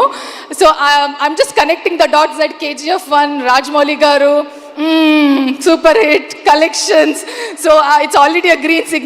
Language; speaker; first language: Telugu; non-native, learner; Kannada